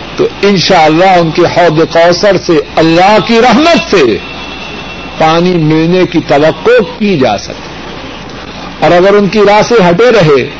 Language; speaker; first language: Urdu; non-native, local second language; Punjabi